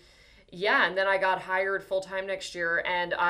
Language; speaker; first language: English; native; English